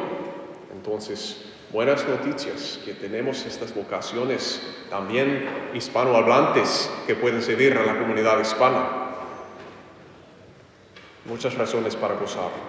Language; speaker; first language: Spanish; non-native, fluent; English